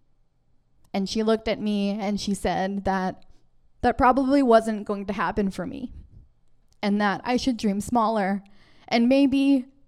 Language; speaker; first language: English; native; English